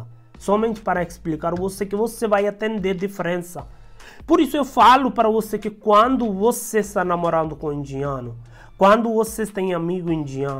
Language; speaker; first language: Portuguese; non-native, learner; Hindi